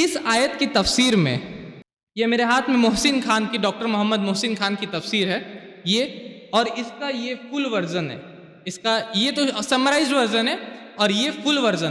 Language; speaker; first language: Urdu; native; Urdu